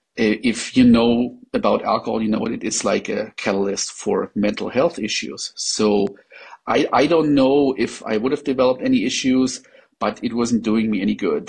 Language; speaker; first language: English; non-native, fluent; German